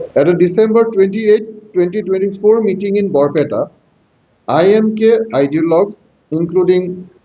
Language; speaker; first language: English; non-native, local second language; Assamese